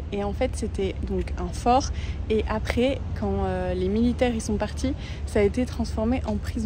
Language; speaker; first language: French; native; French